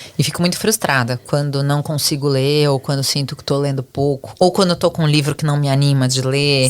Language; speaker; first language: Portuguese; native; Portuguese